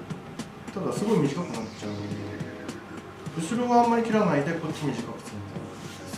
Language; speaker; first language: Japanese; native; Japanese